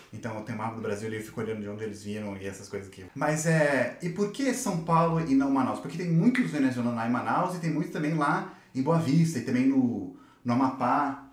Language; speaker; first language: Portuguese; native; Portuguese